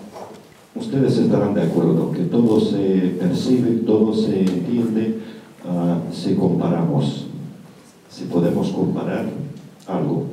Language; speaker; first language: Spanish; non-native, fluent; Russian